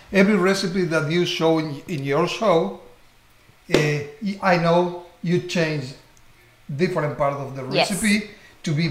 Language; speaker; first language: English; non-native, learner; Spanish